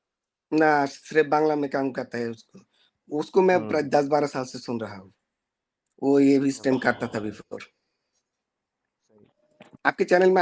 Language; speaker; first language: Hindi; non-native, learner; Bangla